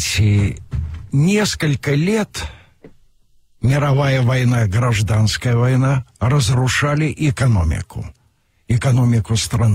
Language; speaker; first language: Russian; native; Russian